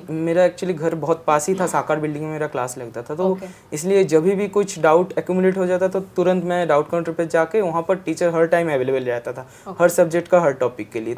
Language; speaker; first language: Hindi; non-native, local second language; Bangla